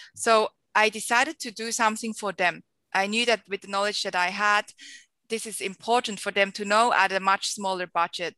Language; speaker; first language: English; non-native, fluent; Swiss German